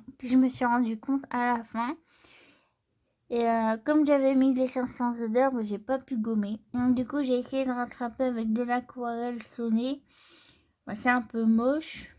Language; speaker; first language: French; native; French